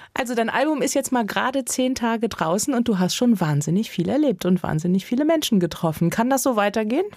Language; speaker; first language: German; native; German